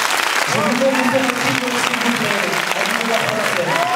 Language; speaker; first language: French; native; French